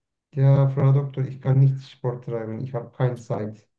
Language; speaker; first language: German; non-native, learner; Turkish